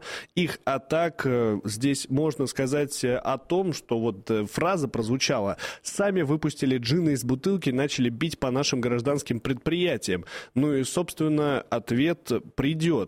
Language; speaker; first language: Russian; native; Russian